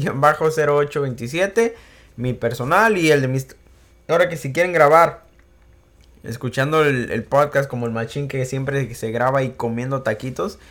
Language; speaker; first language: Spanish; early bilingual, heritage; Spanish